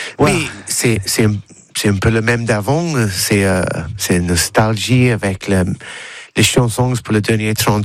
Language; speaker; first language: French; non-native, learner; English